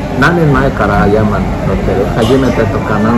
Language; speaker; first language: Japanese; non-native, learner; Spanish